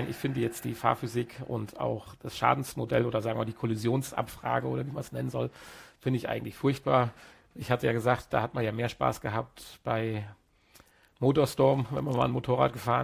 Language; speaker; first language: German; native; German